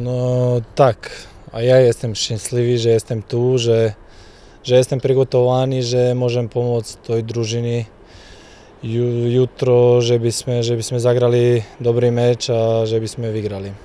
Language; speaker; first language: Polish; non-native, fluent; Slovak